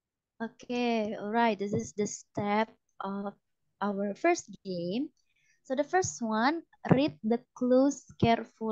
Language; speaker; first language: English; non-native, fluent; Indonesian